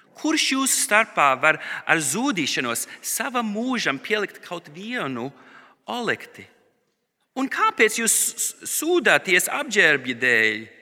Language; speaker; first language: Latvian; early bilingual, heritage; Latvian